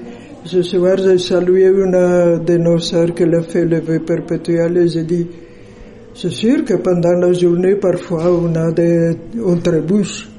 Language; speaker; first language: French; non-native, fluent; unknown